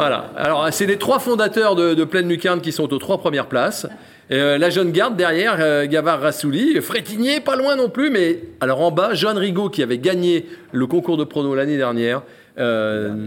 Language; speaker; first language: French; native; French